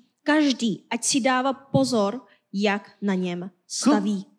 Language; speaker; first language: Czech; non-native, fluent; Korean